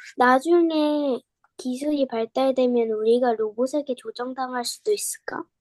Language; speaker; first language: Korean; native; Korean